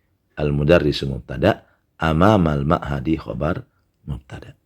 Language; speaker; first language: Arabic; non-native, fluent; Indonesian